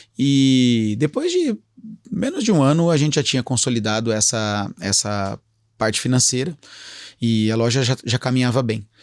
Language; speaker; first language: Portuguese; native; Portuguese